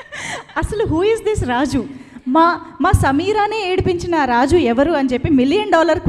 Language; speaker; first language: Telugu; native; Telugu